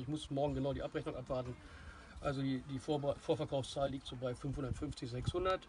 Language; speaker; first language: German; native; German